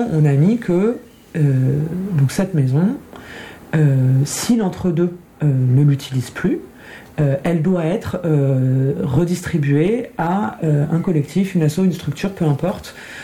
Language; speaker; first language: French; native; French